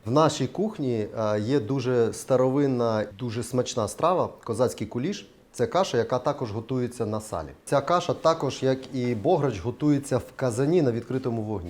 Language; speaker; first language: Ukrainian; native; Ukrainian